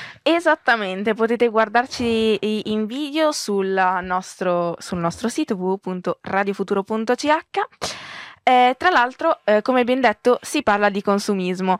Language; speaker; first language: Italian; native; Italian